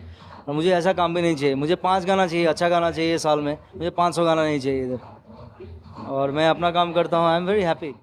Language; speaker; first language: Hindi; non-native, local second language; Assamese